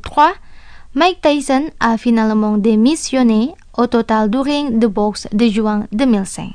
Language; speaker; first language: French; non-native, fluent; Indonesian